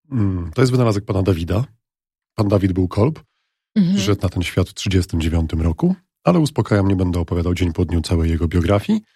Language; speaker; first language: Polish; native; Polish